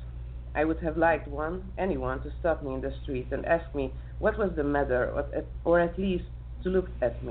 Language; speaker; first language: English; non-native, learner; Serbian